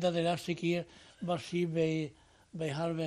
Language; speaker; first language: Dutch; non-native, fluent; Spanish